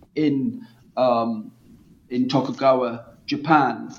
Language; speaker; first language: English; native; English